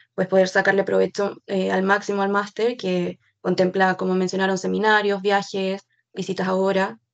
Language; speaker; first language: Spanish; native; Spanish